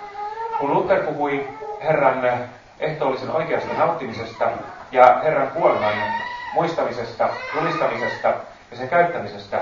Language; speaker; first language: Finnish; native; Finnish